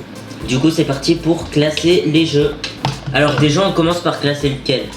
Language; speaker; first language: French; native; French